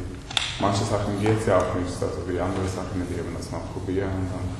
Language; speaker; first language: German; non-native, learner; Swedish